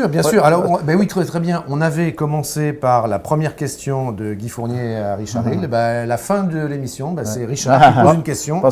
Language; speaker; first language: French; native; French